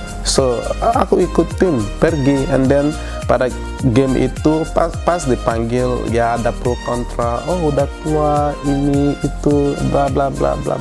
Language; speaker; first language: Indonesian; non-native, fluent; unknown